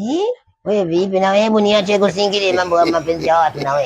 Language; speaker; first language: Swahili; native; Swahili